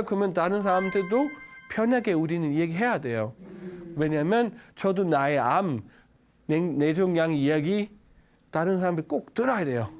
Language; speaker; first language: Korean; non-native, learner; Danish